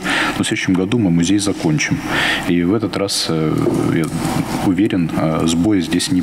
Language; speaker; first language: Russian; native; Russian